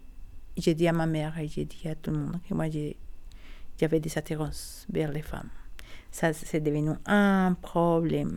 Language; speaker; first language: French; non-native, learner; Spanish